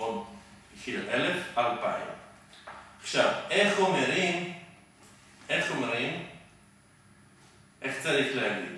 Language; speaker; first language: Hebrew; non-native, fluent; Serbian